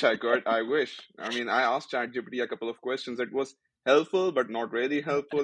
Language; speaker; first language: English; non-native, local second language; Urdu